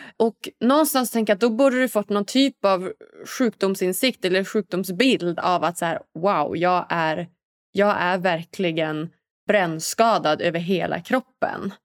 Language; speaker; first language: Swedish; native; Swedish